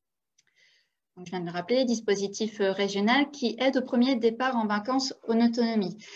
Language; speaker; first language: French; native; French